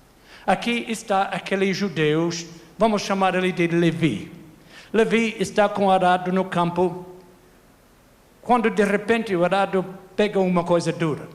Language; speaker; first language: Portuguese; non-native, fluent; English